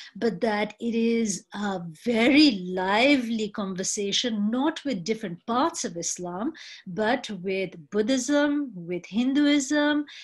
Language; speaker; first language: English; non-native, local second language; Bangla